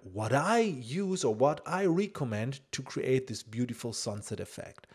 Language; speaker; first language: English; non-native, fluent; German